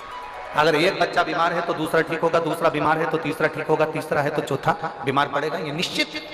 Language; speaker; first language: Hindi; native; Hindi